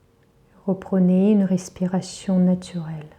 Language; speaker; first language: French; native; French